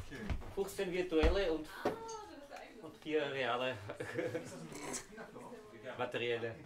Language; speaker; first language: German; native; German